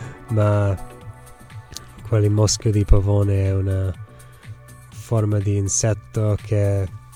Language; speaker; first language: Italian; non-native, learner; English